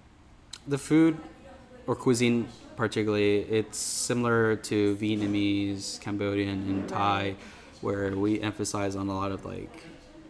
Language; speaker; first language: English; native; English